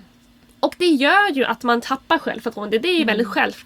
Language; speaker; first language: Swedish; non-native, fluent; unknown